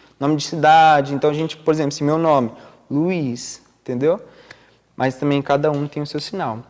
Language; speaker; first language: Portuguese; non-native, local second language; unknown